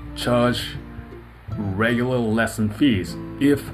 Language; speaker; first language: English; non-native, fluent; Japanese